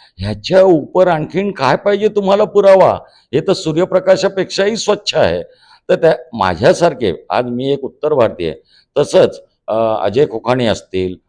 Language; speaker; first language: Marathi; non-native, local second language; Hindi